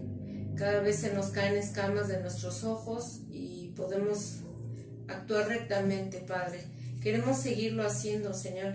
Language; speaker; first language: Spanish; native; Spanish